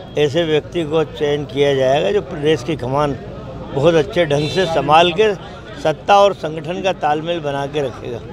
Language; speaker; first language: Hindi; native; Hindi